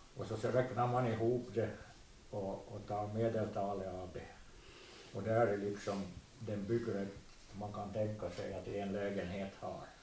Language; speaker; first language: Swedish; native; Swedish